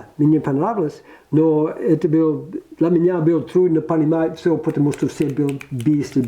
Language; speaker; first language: Russian; non-native, learner; English